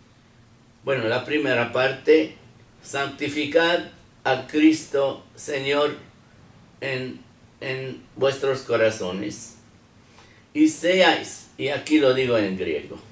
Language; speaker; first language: Spanish; non-native, fluent; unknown